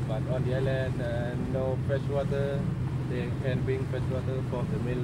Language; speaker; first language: English; non-native, learner; Thai